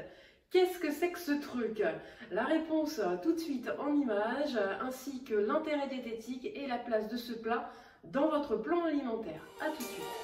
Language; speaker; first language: French; native; French